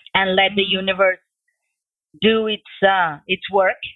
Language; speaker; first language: English; non-native, fluent; Spanish